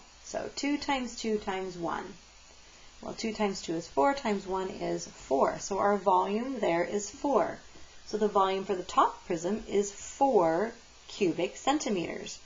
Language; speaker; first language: English; native; English